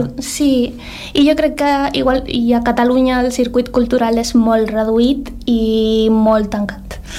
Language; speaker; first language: Catalan; early bilingual, other home language; Spanish